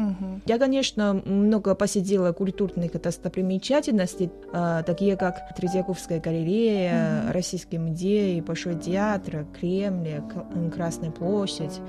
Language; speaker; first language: Russian; non-native, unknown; Chinese